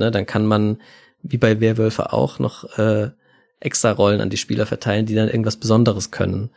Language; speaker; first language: German; native; German